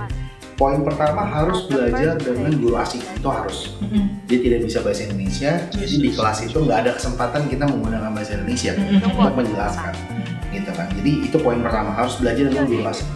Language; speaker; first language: Indonesian; native; Indonesian